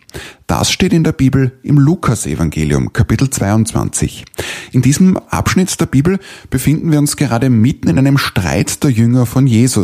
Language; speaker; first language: German; native; German